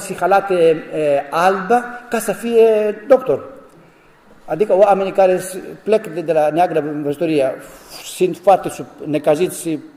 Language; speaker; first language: Romanian; non-native, learner; Greek